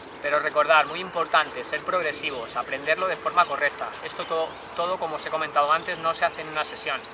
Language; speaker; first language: Spanish; native; Spanish